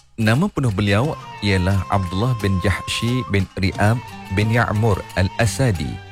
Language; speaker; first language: Malay; native; Malay